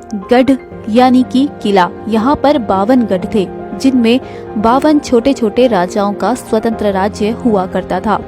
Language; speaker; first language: Hindi; native; Hindi